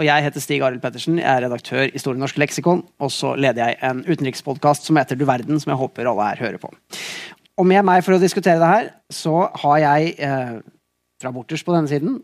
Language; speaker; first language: Norwegian; native; Norwegian